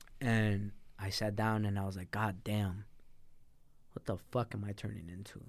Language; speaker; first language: English; early bilingual, other home language; Spanish